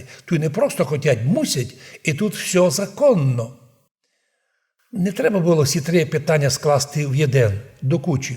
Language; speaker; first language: Ukrainian; non-native, local second language; Rusyn